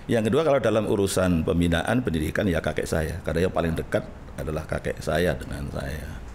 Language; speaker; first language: Indonesian; native; Indonesian